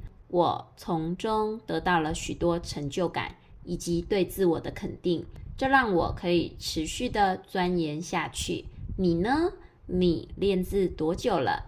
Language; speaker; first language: Chinese; native; Chinese